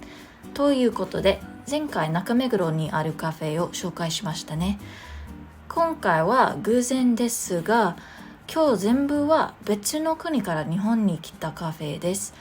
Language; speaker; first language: Japanese; non-native, fluent; English